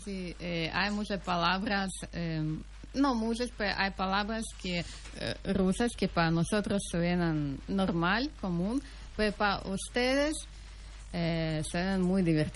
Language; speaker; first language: Spanish; non-native, fluent; Russian